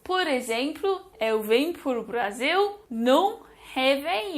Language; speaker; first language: Portuguese; non-native, fluent; English